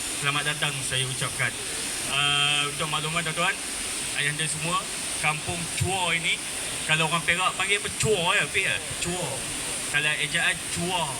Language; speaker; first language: Malay; native; Malay